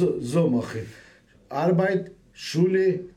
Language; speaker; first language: German; non-native, learner; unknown